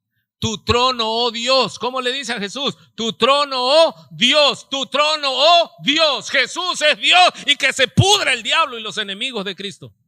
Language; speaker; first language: Spanish; native; Spanish